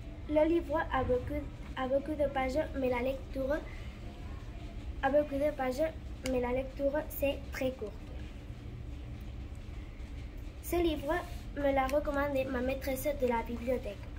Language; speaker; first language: French; non-native, learner; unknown